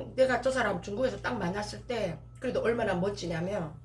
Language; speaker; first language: Korean; native; Korean